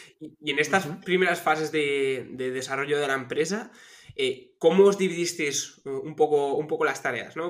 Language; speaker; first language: Spanish; native; Spanish